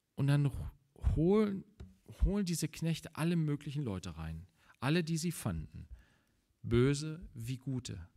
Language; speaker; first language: German; native; German